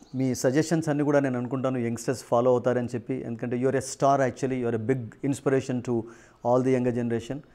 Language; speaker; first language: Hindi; non-native, local second language; Telugu